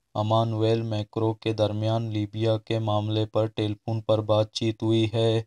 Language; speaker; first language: Urdu; non-native, local second language; Baluchi